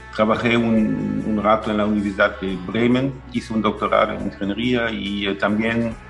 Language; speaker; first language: Spanish; non-native, fluent; German